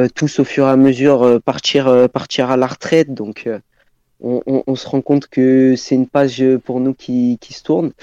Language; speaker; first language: French; native; French